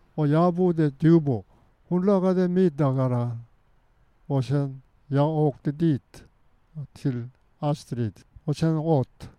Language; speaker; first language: Swedish; non-native, fluent; Korean